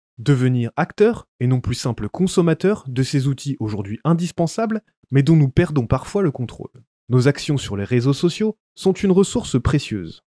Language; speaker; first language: French; native; French